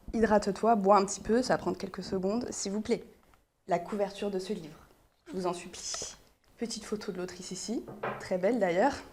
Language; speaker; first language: French; early bilingual, other home language; Portuguese